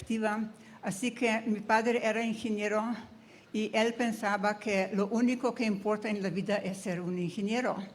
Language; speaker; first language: Spanish; non-native, fluent; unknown